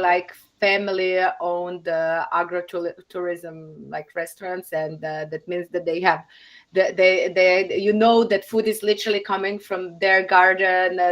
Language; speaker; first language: English; non-native, fluent; Croatian